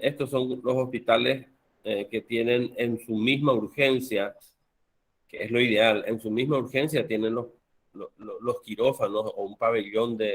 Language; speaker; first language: Spanish; native; Spanish